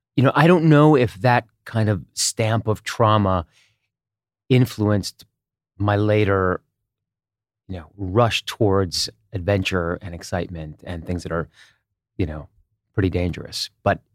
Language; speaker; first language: English; early bilingual, other home language; Hebrew